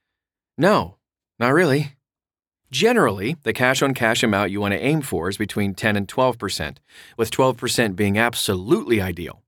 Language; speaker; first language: English; native; English